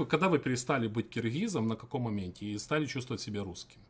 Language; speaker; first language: Russian; native; Russian